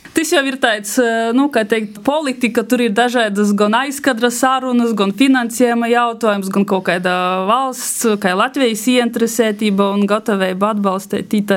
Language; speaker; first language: Latvian; non-native, fluent; German